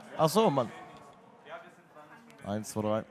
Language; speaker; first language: German; native; German